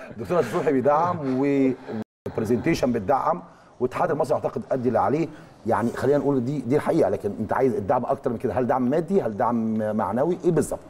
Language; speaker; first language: Arabic; native; Arabic